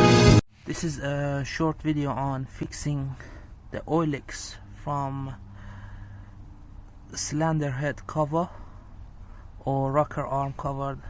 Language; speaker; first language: English; non-native, fluent; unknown